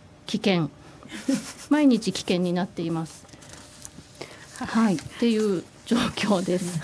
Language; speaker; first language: Japanese; native; Japanese